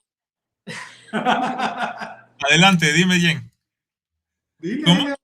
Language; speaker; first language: Spanish; native; Spanish